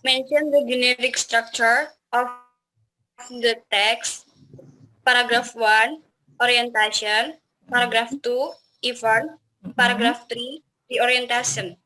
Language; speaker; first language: English; non-native, learner; Indonesian